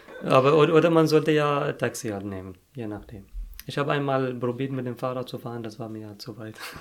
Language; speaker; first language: German; non-native, fluent; Arabic